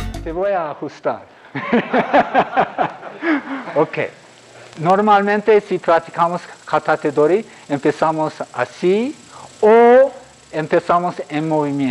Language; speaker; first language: Spanish; non-native, fluent; English